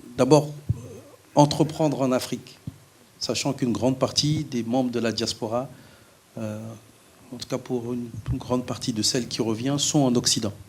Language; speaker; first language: French; native; French